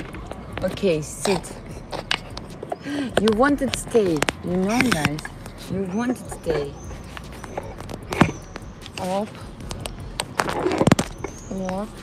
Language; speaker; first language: English; non-native, learner; Russian